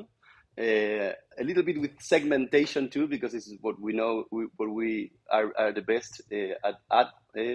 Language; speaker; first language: English; non-native, fluent; Spanish